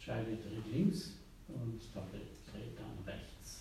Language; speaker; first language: German; native; German